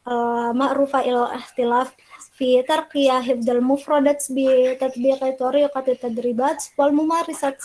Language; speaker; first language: Arabic; non-native, learner; Indonesian